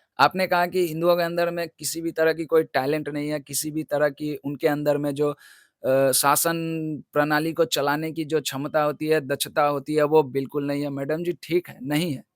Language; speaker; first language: Hindi; non-native, local second language; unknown